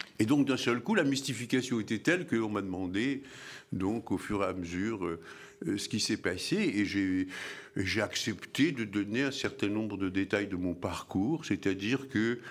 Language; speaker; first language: French; early bilingual, other home language; Arabic